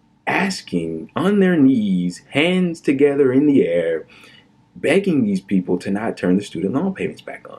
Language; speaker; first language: English; native; English